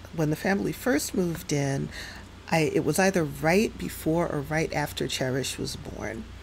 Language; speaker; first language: English; native; English